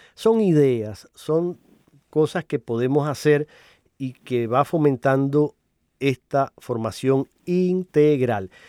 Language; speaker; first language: Spanish; native; Spanish